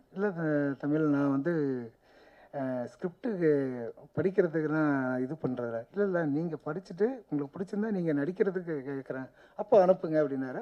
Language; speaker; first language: Tamil; native; Tamil